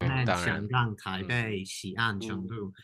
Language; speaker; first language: Chinese; non-native, fluent; English